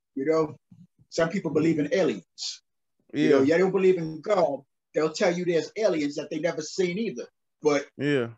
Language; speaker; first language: English; native; English